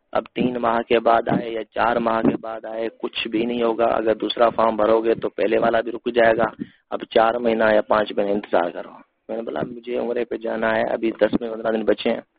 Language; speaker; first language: Urdu; non-native, local second language; Sindhi